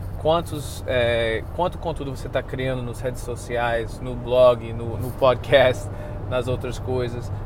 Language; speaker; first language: Portuguese; non-native, fluent; English